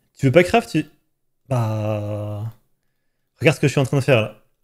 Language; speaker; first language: French; native; French